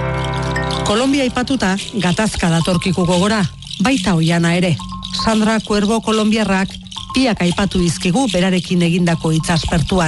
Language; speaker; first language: Basque; native; Basque